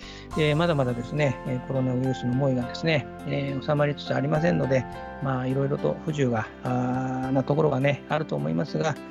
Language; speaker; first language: Japanese; native; Japanese